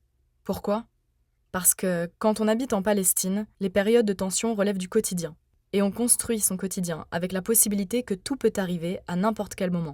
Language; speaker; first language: French; native; French